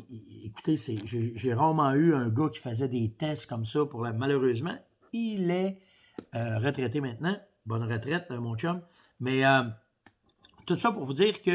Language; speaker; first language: French; native; French